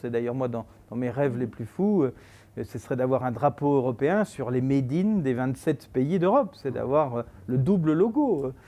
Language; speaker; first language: French; native; French